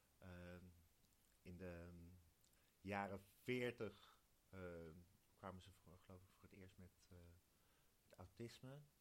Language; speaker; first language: Dutch; native; Dutch